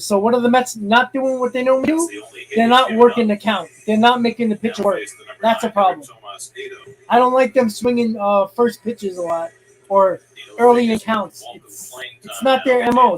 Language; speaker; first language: English; native; English